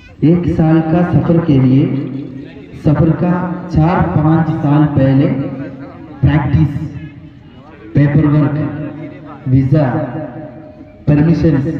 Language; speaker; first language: Hindi; non-native, local second language; Malayalam